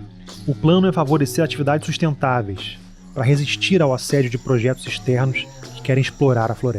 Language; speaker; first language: Portuguese; native; Portuguese